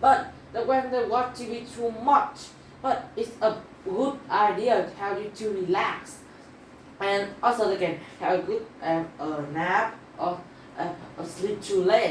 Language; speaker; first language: English; non-native, learner; Vietnamese